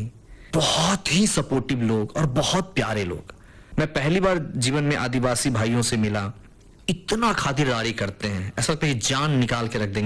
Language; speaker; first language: Hindi; non-native, local second language; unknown